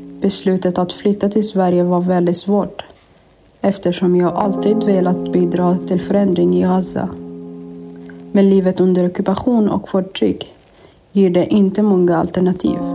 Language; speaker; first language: Swedish; non-native, fluent; Arabic